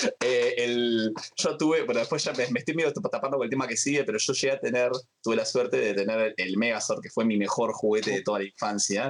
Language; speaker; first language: Spanish; native; Spanish